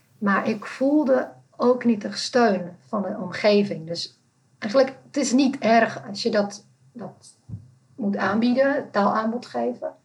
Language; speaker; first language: Dutch; non-native, fluent; Czech